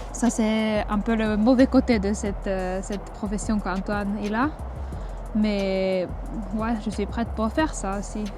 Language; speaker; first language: French; non-native, fluent; Finnish